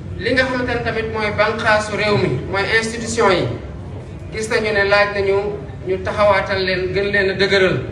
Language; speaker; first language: Wolof; non-native, local second language; Serer